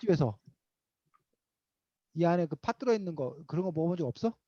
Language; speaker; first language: Korean; native; Korean